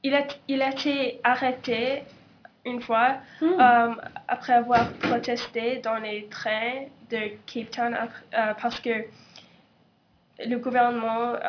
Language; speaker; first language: French; non-native, local second language; English